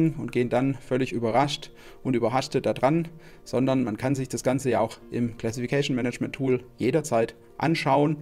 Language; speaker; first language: German; native; German